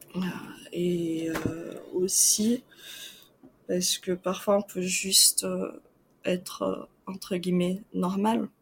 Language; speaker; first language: French; non-native, fluent; Portuguese